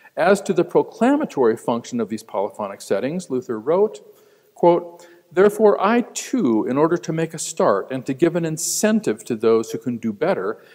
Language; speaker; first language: English; native; English